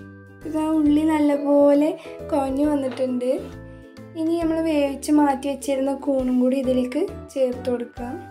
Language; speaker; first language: Malayalam; native; Malayalam